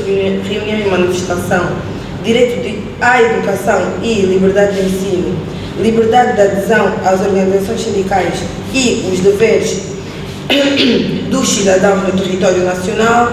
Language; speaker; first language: Portuguese; native; Portuguese